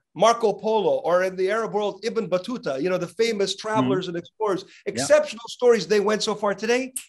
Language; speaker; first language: English; native; English